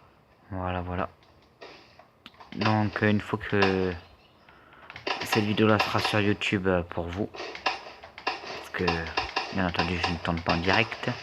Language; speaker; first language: French; native; French